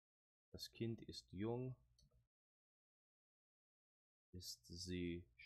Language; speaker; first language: German; non-native, learner; English